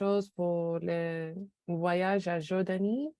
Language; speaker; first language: French; non-native, learner; English